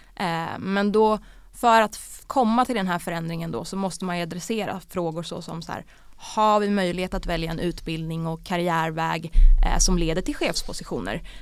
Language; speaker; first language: Swedish; early bilingual, other home language; Bosnian